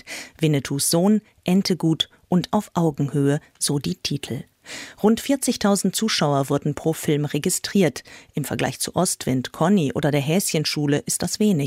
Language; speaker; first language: German; native; German